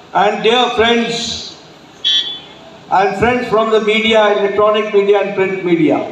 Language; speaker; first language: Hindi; native; Hindi